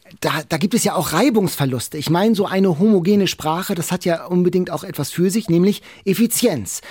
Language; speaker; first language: German; native; German